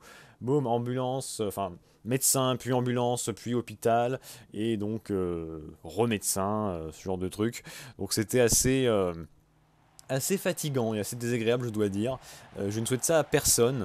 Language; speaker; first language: French; native; French